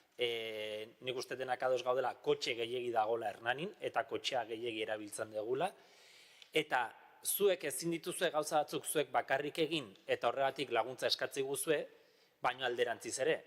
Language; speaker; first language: Basque; native; Basque